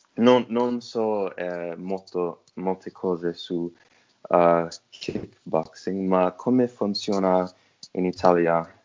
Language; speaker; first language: Italian; non-native, learner; English